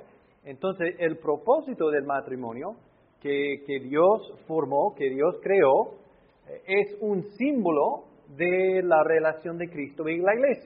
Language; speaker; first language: Spanish; non-native, fluent; English